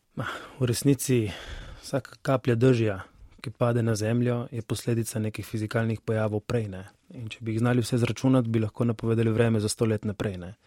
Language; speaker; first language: Slovenian; native; Slovenian